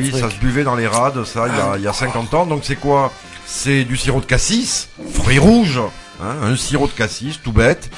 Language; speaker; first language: French; native; French